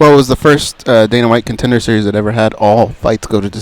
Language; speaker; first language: English; native; English